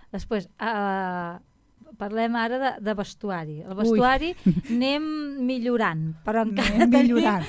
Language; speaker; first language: Catalan; native; Catalan